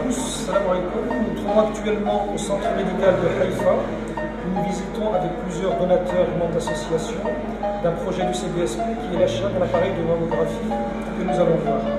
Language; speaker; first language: French; native; French